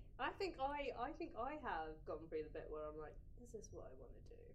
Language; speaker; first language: English; native; English